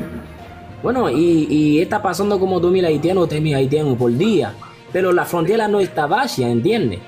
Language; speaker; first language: Spanish; non-native, local second language; Haitian Creole